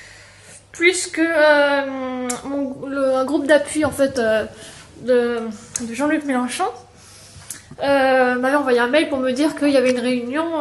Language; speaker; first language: French; native; French